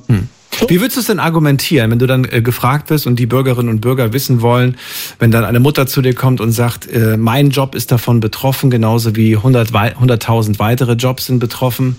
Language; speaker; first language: German; native; German